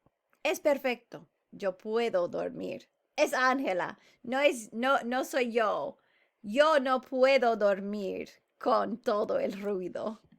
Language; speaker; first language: Spanish; non-native, fluent; English